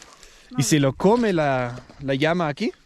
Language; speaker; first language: Spanish; non-native, learner; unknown